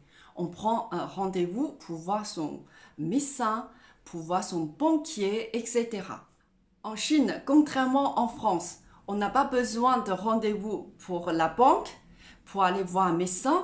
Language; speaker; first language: French; non-native, fluent; Chinese